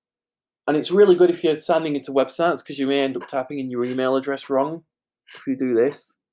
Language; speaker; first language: English; native; English